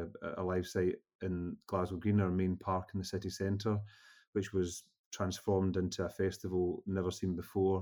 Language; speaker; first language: English; native; English